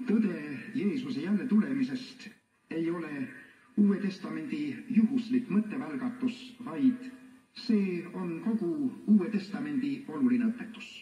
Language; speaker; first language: Estonian; native; Estonian